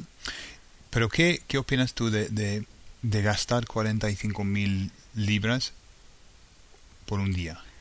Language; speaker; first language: Spanish; non-native, fluent; English